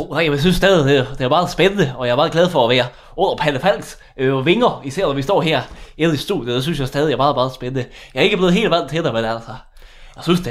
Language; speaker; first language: Danish; native; Danish